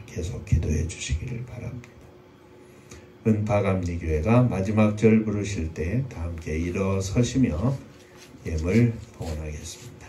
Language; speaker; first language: Korean; native; Korean